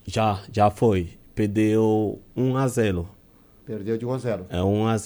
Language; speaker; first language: Portuguese; non-native, fluent; Haitian Creole